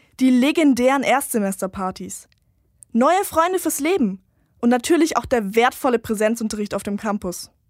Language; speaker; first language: German; native; German